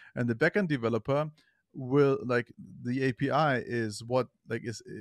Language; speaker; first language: English; non-native, fluent; German